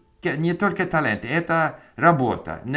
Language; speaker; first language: Russian; non-native, learner; English